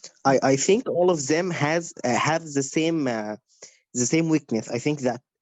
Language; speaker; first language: English; non-native, learner; Spanish